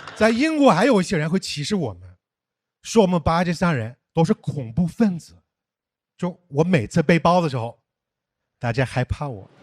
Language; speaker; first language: Chinese; non-native, fluent; English